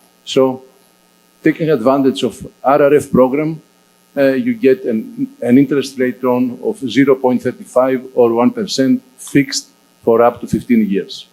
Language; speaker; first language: English; non-native, fluent; Greek